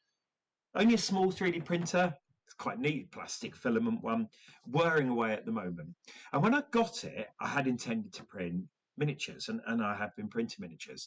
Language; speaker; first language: English; native; English